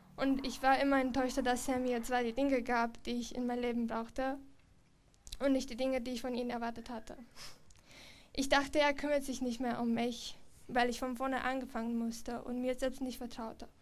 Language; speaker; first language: German; non-native, fluent; Romanian